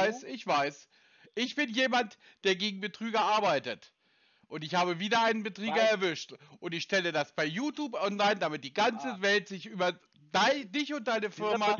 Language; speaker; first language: German; native; German